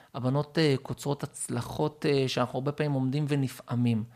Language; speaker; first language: Hebrew; native; Hebrew